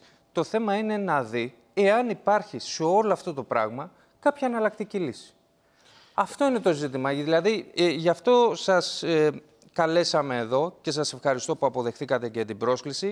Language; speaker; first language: Greek; native; Greek